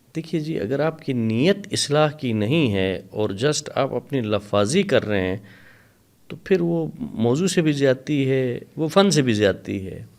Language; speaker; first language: Urdu; non-native, local second language; Sicilian